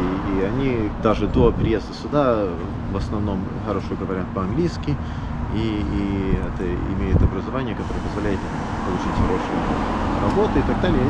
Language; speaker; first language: Russian; early bilingual, heritage; Russian